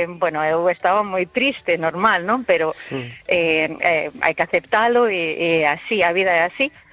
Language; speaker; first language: Galician; early bilingual, heritage; Galician